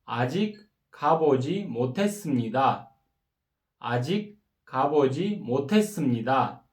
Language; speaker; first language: Korean; non-native, fluent; Kyrgyz